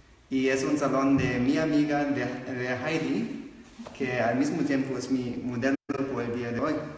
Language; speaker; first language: Spanish; non-native, learner; German